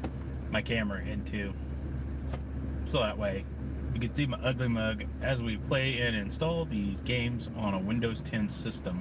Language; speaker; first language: English; native; English